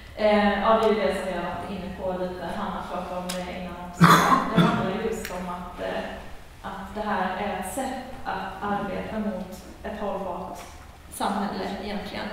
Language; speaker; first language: Swedish; native; Swedish